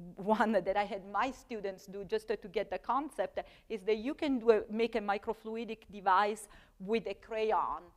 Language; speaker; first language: English; non-native, fluent; Italian